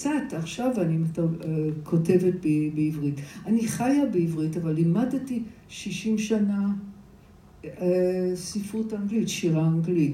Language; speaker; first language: Hebrew; non-native, fluent; English